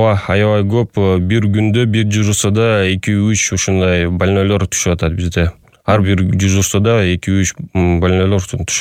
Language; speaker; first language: Kyrgyz; non-native, local second language; Russian